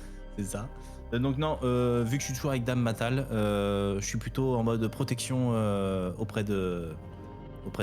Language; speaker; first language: French; native; French